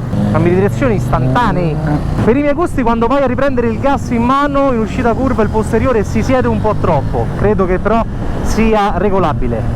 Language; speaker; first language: Italian; native; Italian